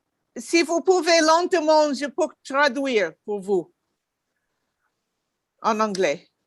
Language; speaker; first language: French; non-native, fluent; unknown